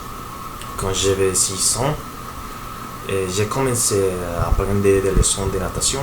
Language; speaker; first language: French; non-native, learner; Spanish